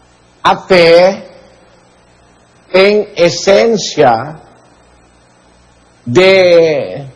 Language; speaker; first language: Spanish; non-native, learner; Filipino